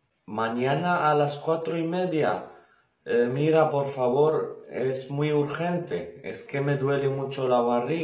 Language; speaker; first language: Spanish; non-native, fluent; Arabic